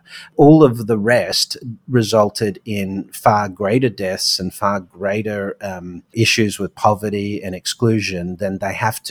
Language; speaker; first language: English; native; English